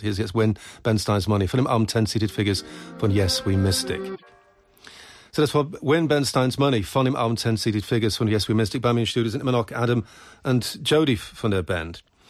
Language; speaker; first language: German; non-native, fluent; English